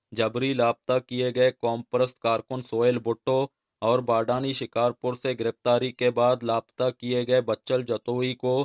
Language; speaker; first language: Urdu; non-native, local second language; Baluchi